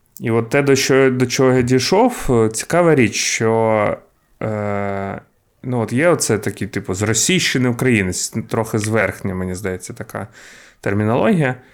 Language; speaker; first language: Ukrainian; non-native, local second language; Russian